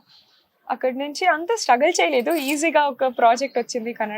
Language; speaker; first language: Telugu; non-native, local second language; Kannada